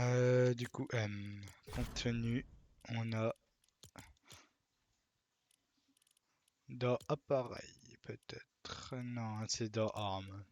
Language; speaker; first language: French; native; French